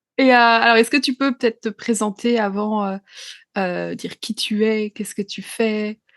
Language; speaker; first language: French; native; French